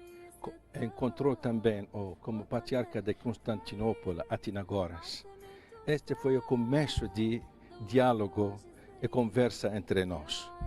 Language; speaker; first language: Portuguese; non-native, fluent; Arabic